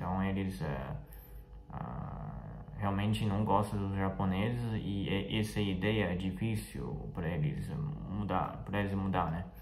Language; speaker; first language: Portuguese; non-native, fluent; Chinese